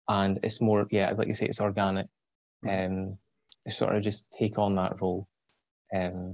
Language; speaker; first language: English; native; English